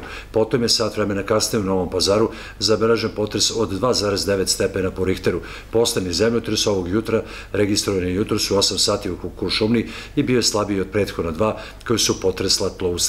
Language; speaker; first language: Serbian; native; Serbian